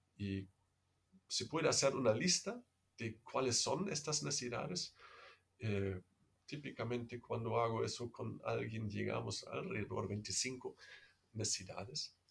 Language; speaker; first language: Spanish; non-native, fluent; German